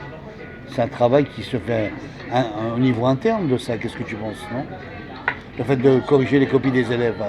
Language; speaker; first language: French; native; French